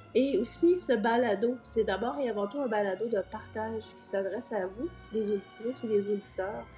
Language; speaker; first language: French; native; French